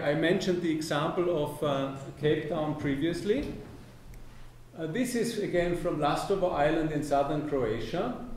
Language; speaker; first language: English; non-native, fluent; German